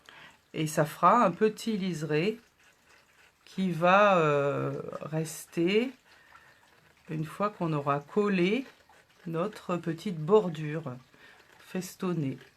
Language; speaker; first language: French; native; French